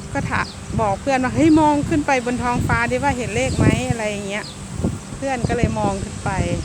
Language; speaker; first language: Thai; non-native, local second language; Northeastern Thai